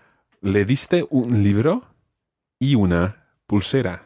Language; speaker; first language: Spanish; non-native, fluent; English